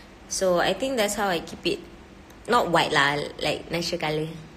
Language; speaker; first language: English; non-native, local second language; Malay